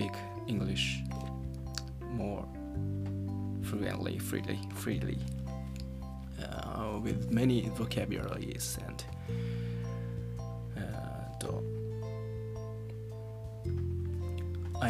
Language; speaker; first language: English; non-native, learner; Japanese